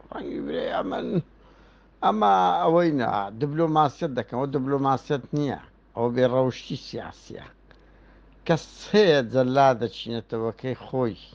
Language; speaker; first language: Central Kurdish; native; Central Kurdish